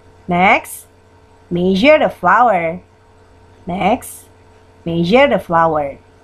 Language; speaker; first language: English; non-native, fluent; Indonesian